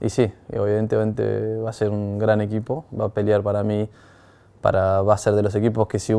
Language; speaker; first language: Spanish; native; Spanish